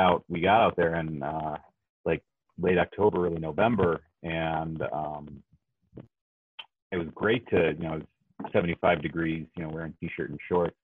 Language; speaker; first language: English; native; English